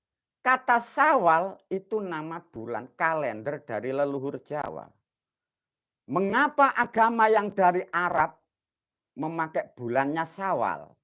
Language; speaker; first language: Indonesian; non-native, local second language; Javanese